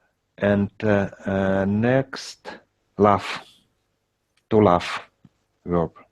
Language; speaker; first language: English; non-native, learner; Russian